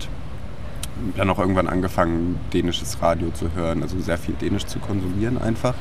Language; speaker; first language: German; native; German